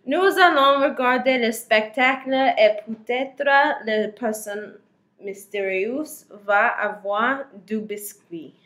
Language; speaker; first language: French; non-native, learner; English